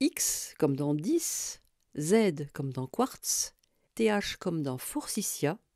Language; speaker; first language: French; native; French